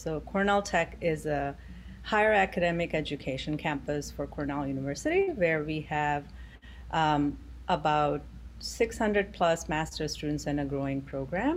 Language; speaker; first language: English; non-native, local second language; Gujarati